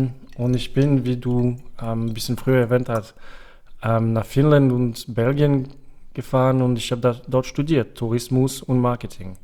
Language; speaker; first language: German; non-native, fluent; French